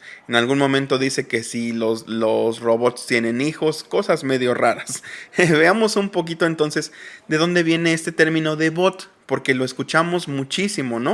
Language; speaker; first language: Spanish; native; Spanish